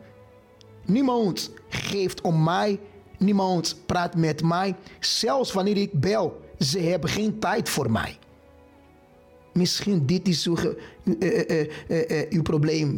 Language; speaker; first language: Dutch; non-native, fluent; Portuguese